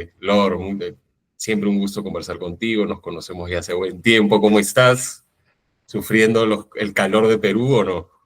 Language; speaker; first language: Spanish; native; Spanish